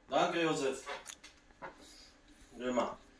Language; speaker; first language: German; non-native, learner; Slovak